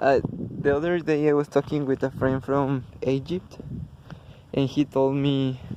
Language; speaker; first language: English; non-native, learner; Spanish